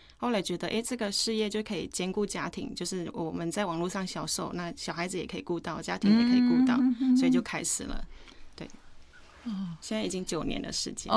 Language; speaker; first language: Chinese; non-native, fluent; Thai